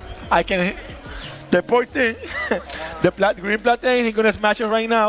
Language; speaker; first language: English; non-native, learner; Spanish